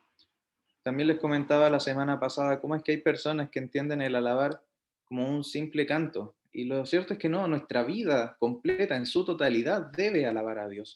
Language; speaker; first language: Spanish; native; Spanish